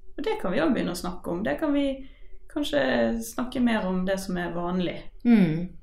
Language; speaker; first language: Norwegian; native; Norwegian